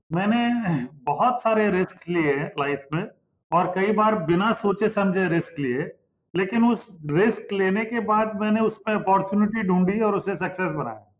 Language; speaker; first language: Hindi; non-native, local second language; Punjabi